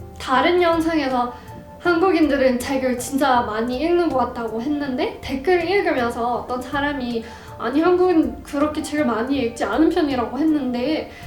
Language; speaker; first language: Korean; non-native, fluent; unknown